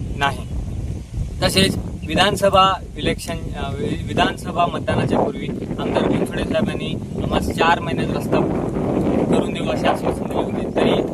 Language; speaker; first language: Marathi; non-native, local second language; Lambadi